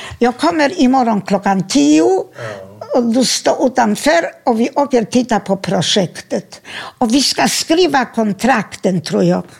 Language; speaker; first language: Swedish; non-native, fluent; Polish